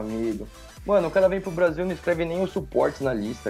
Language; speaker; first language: Portuguese; native; Portuguese